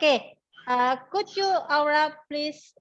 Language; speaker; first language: English; non-native, learner; Indonesian